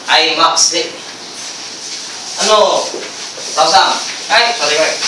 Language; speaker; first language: Japanese; non-native, learner; Filipino